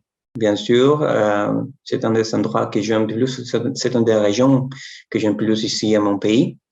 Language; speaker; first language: French; non-native, fluent; Spanish